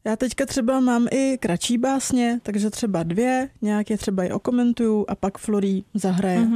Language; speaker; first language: Czech; native; Czech